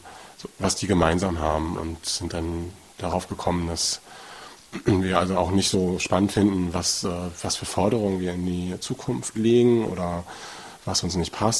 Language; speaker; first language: German; native; German